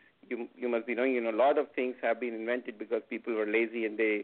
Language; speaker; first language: English; non-native, local second language; Hindi